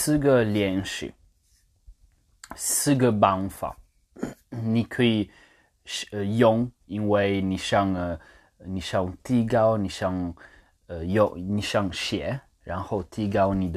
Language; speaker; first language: Chinese; non-native, learner; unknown